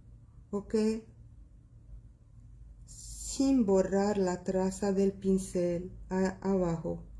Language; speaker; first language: Spanish; non-native, local second language; Arabic